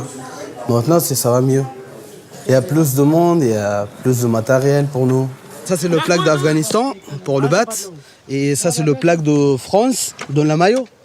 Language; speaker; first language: French; non-native, learner; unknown